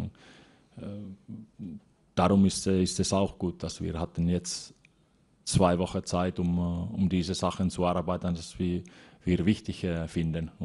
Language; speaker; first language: German; non-native, fluent; Finnish